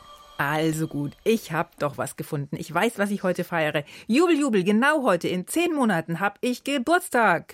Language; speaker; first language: German; native; German